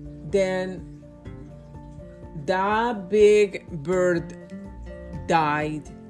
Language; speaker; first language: English; non-native, fluent; Spanish